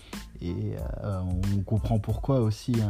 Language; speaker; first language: French; native; French